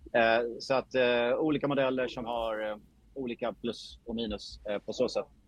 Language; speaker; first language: Swedish; native; Swedish